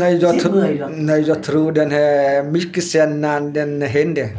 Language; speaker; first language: Swedish; non-native, learner; Vietnamese